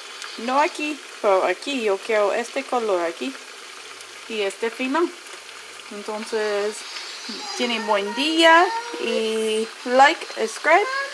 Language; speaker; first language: Spanish; non-native, learner; English